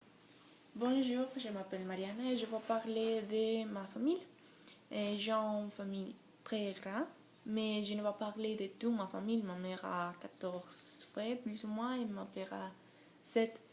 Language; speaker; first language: French; non-native, learner; Spanish